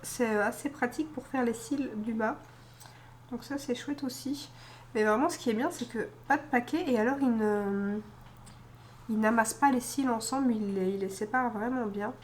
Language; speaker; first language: French; native; French